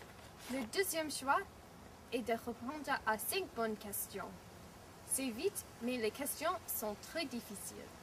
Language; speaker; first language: French; non-native, learner; English